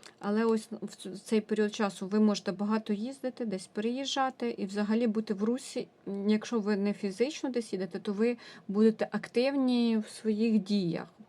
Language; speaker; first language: Ukrainian; non-native, local second language; Russian